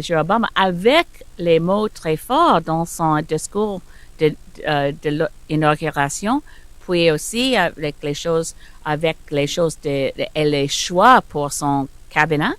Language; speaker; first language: French; non-native, learner; English